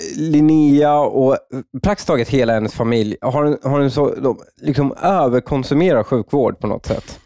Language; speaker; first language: Swedish; native; Swedish